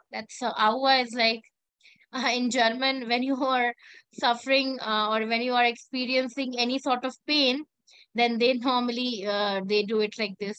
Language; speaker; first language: English; non-native, local second language; Hindi